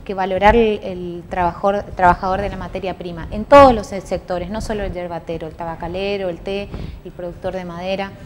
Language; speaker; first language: Spanish; native; Spanish